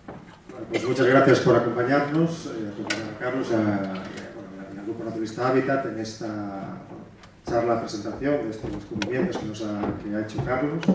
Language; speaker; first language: Spanish; native; Spanish